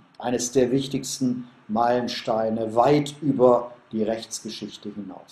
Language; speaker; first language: German; native; German